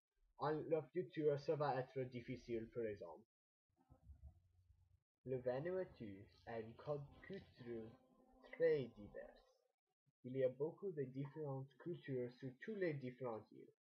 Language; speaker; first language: French; non-native, learner; English